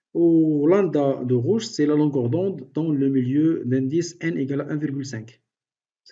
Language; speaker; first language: French; non-native, local second language; Arabic